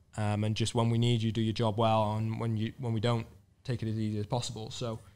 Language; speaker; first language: English; native; English